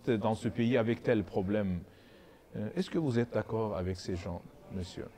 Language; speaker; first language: French; non-native, learner; Azerbaijani